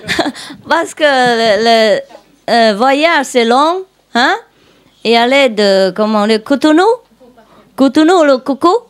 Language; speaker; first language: French; non-native, learner; Vietnamese